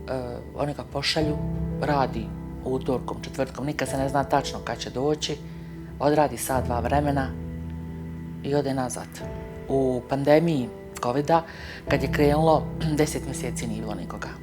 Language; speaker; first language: Bosnian; native; Bosnian